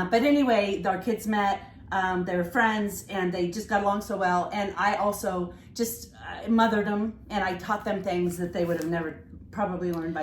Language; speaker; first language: English; native; English